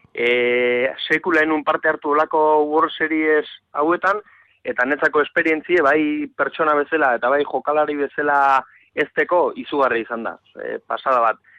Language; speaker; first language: Basque; native; Basque